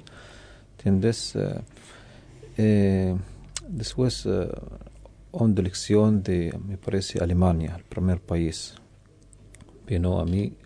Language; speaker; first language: Spanish; non-native, learner; Arabic